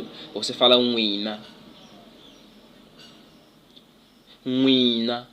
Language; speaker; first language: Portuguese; non-native, local second language; Tsonga